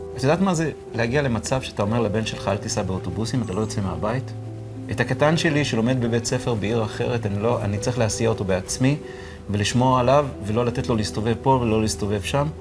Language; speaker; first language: Hebrew; non-native, local second language; Arabic